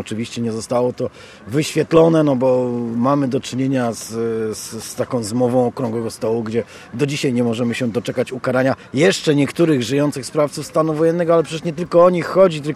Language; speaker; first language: Polish; native; Polish